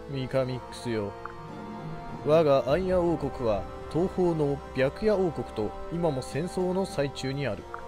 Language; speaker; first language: Japanese; native; Japanese